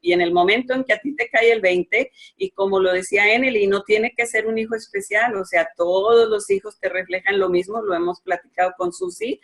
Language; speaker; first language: Spanish; native; Spanish